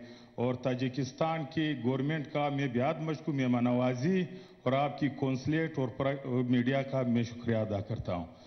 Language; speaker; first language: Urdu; non-native, local second language; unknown